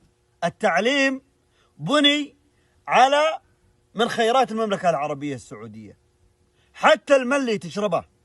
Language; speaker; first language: Arabic; native; Arabic